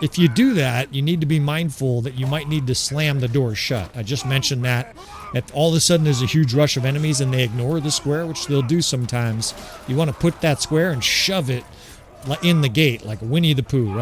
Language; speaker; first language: English; native; English